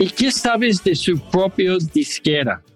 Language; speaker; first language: Spanish; non-native, fluent; English